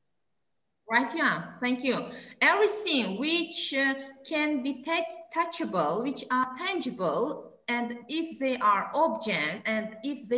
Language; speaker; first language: English; non-native, fluent; Uzbek